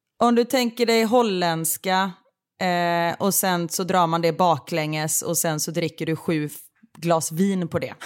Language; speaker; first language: Swedish; native; Swedish